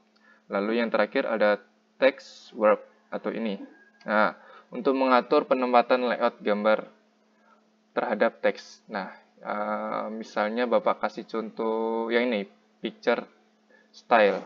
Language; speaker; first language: Indonesian; native; Indonesian